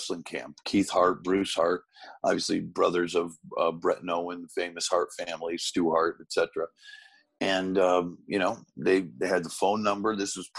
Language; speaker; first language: English; native; English